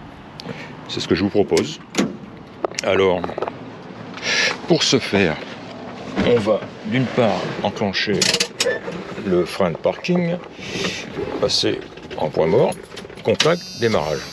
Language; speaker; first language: French; native; French